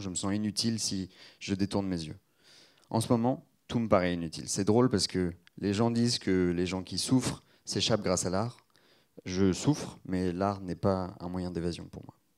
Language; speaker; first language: French; native; French